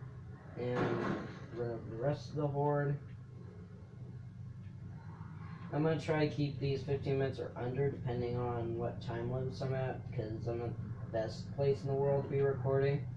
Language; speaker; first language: English; native; English